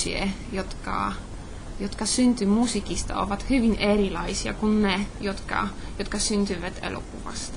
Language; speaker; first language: Finnish; non-native, fluent; Polish